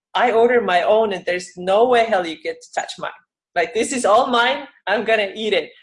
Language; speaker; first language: English; non-native, fluent; Estonian